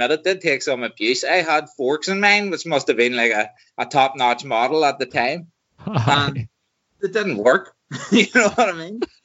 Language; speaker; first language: English; native; English